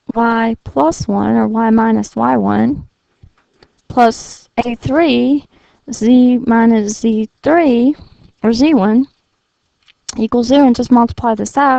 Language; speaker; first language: English; native; English